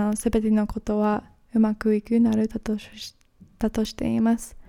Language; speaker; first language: Japanese; non-native, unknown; English